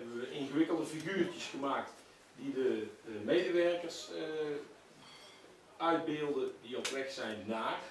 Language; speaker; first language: Dutch; native; Dutch